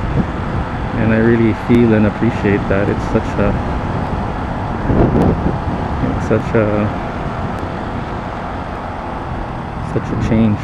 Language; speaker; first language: English; non-native, local second language; Filipino